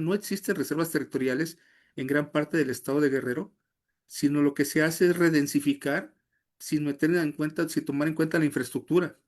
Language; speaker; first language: Spanish; native; Spanish